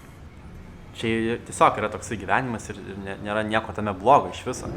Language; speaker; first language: Lithuanian; native; Lithuanian